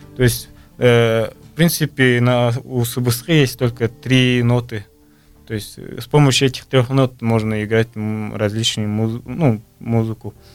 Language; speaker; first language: Russian; non-native, local second language; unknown